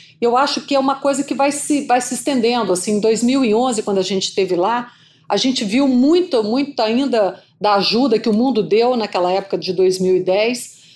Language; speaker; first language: Portuguese; native; Portuguese